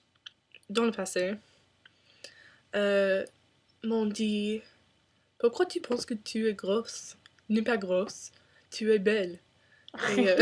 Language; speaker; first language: French; non-native, learner; English